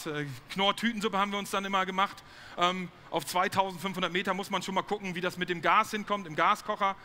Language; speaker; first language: German; native; German